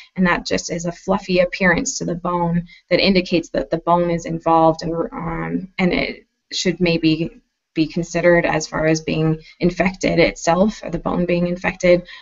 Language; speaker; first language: English; native; English